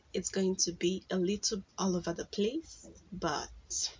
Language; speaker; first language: English; non-native, local second language; Igbo